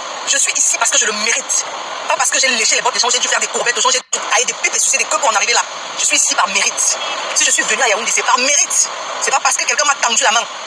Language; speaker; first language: French; non-native, local second language; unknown